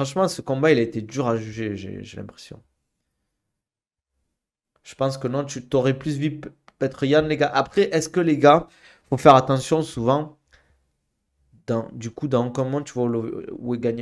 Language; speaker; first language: French; native; French